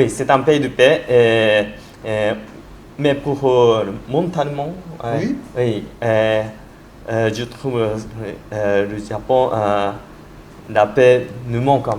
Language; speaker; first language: French; non-native, learner; Japanese